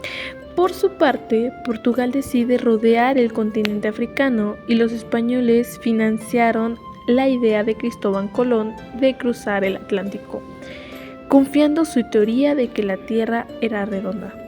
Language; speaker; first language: Spanish; native; Spanish